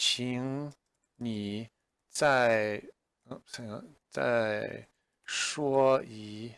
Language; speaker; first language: Chinese; non-native, fluent; English